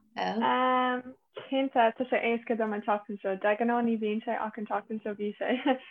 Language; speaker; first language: Irish; non-native, local second language; English